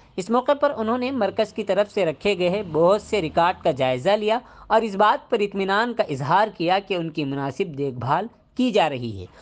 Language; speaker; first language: Urdu; native; Urdu